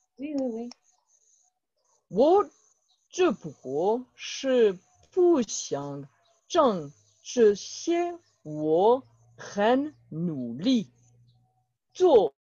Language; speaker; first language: Chinese; non-native, learner; French